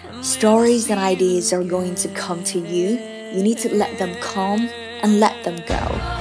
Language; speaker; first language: English; non-native, fluent; Chinese